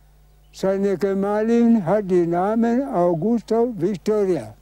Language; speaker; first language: German; non-native, learner; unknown